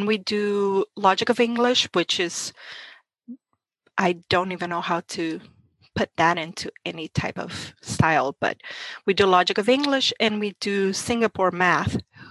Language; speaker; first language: English; non-native, fluent; Portuguese